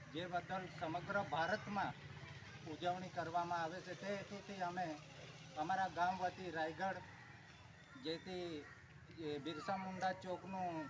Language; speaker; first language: Gujarati; native; Gujarati